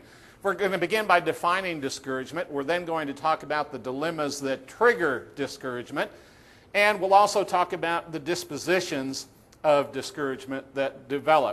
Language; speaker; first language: English; native; English